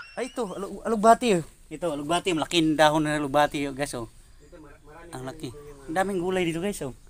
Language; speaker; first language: Filipino; non-native, local second language; Cebuano